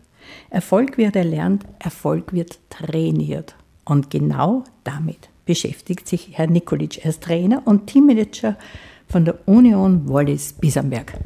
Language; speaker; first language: German; native; German